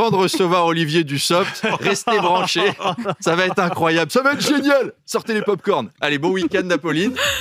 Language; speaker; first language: French; native; French